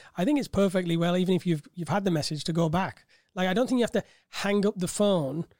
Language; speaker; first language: English; native; English